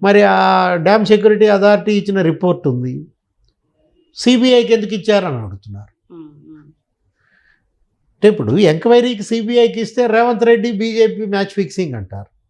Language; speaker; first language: Telugu; native; Telugu